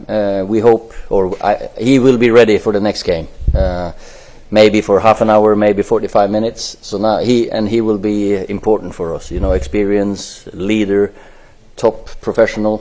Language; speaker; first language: English; non-native, fluent; Norwegian